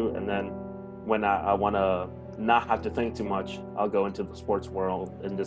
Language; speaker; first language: English; early bilingual, other home language; Spanish